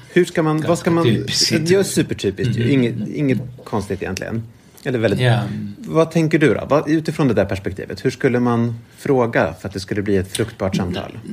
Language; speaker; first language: Swedish; native; Swedish